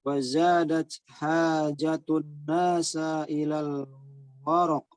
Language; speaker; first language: Arabic; non-native, learner; Indonesian